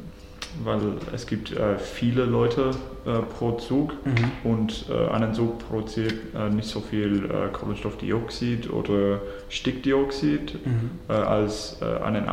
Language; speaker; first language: German; non-native, learner; English